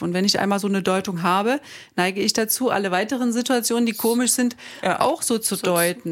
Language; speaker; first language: German; native; German